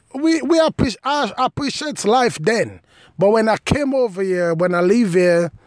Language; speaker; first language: English; non-native, local second language; Krio